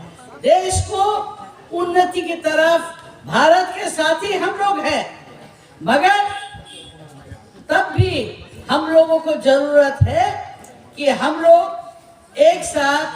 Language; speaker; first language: Hindi; non-native, local second language; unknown